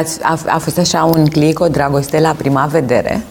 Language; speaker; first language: Romanian; native; Romanian